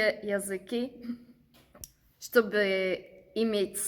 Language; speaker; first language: Russian; non-native, learner; German